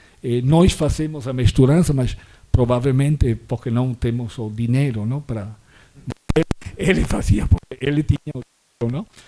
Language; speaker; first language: Portuguese; non-native, fluent; Spanish